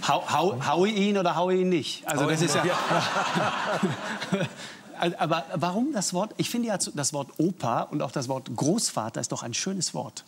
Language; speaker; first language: German; native; German